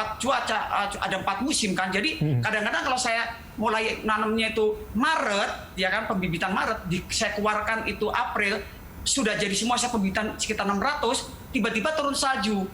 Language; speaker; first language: Indonesian; native; Indonesian